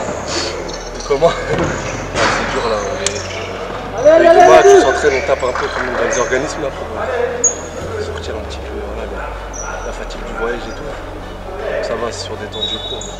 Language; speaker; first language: French; native; French